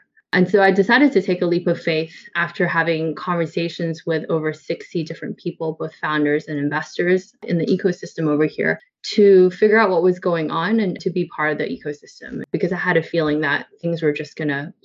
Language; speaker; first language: English; native; English